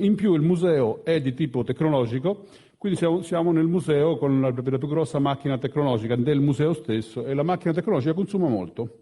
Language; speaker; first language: Italian; native; Italian